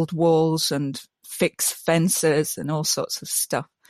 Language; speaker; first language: English; native; English